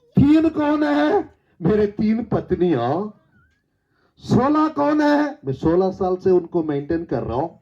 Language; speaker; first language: Hindi; non-native, local second language; Telugu